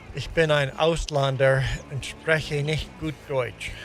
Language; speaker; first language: German; non-native, learner; English